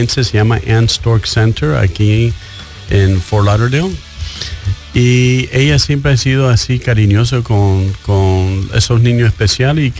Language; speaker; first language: Spanish; early bilingual, heritage; Spanish